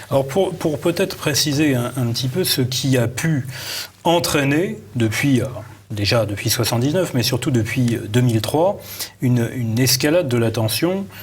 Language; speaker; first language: French; native; French